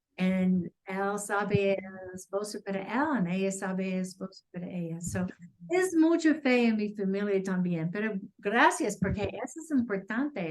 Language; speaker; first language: Spanish; non-native, learner; English